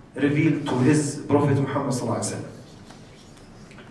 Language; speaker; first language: English; non-native, fluent; Arabic